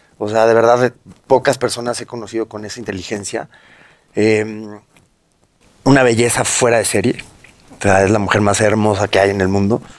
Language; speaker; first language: Spanish; native; Spanish